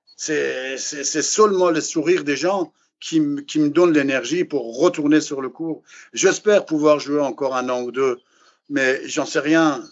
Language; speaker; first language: French; non-native, fluent; Persian